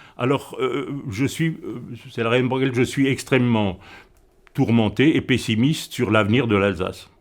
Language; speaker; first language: French; non-native, local second language; Swiss German